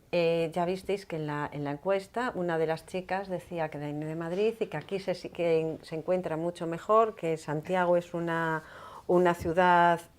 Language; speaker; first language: Spanish; native; Spanish